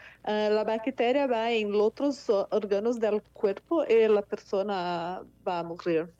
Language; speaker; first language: Spanish; non-native, fluent; Portuguese